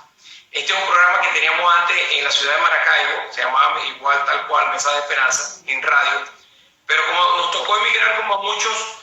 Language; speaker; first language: Spanish; native; Spanish